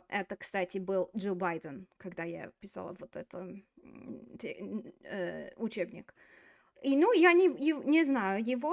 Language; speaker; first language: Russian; non-native, fluent; English